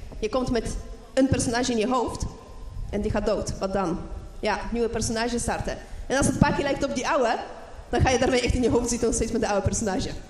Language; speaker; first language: Dutch; non-native, fluent; Polish